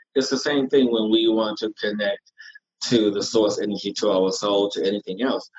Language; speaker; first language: English; native; English